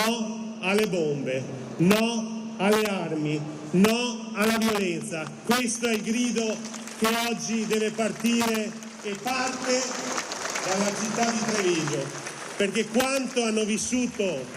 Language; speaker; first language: Italian; native; Italian